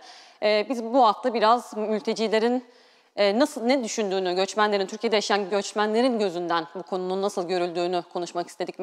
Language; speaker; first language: Turkish; native; Turkish